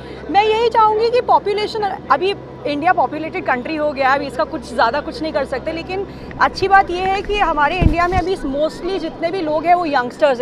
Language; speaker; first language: Hindi; native; Hindi